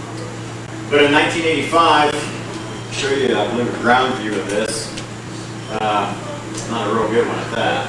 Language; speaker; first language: English; native; English